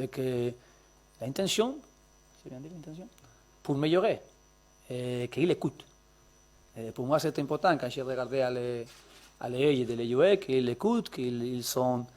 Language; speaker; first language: French; non-native, learner; Spanish